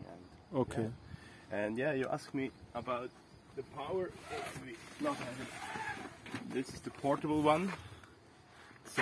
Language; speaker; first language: English; non-native, learner; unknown